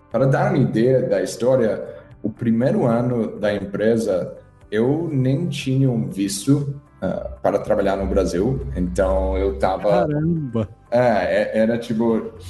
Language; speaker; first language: Portuguese; non-native, fluent; English